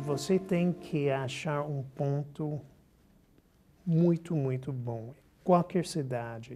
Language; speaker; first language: Portuguese; non-native, fluent; English